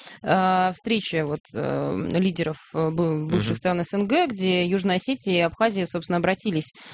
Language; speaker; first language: Russian; native; Russian